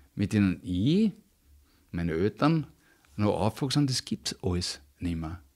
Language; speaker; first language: German; native; German